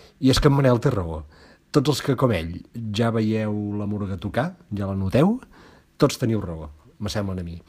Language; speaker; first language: Catalan; native; Catalan